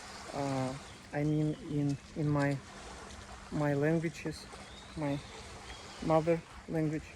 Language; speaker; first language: English; non-native, learner; Russian